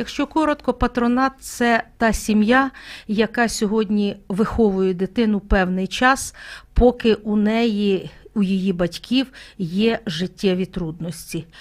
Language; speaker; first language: Ukrainian; native; Ukrainian